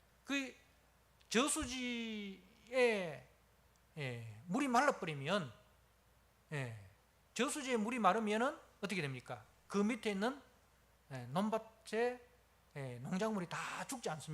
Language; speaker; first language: Korean; native; Korean